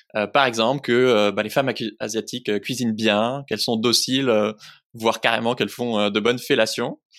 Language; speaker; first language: French; native; French